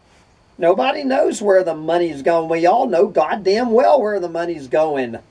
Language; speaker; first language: English; native; English